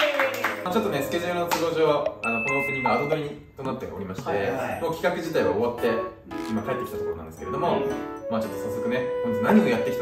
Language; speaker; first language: Japanese; native; Japanese